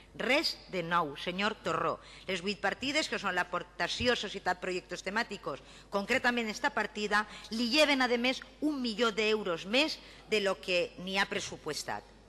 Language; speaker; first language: Catalan; native; Catalan